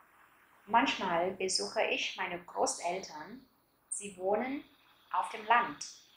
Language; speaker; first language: German; non-native, fluent; Vietnamese